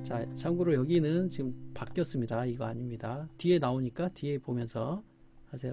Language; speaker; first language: Korean; native; Korean